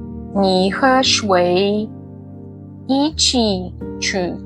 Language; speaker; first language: Chinese; non-native, learner; Russian